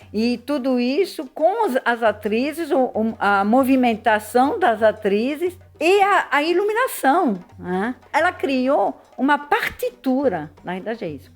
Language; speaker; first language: Portuguese; non-native, fluent; French